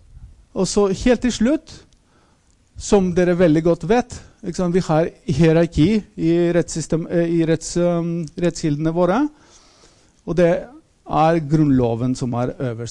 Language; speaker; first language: Norwegian; non-native, fluent; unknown